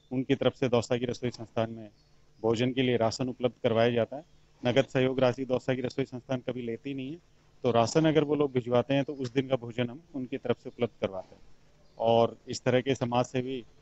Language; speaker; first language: Hindi; native; Hindi